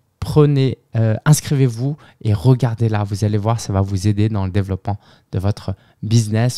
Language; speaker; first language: French; native; French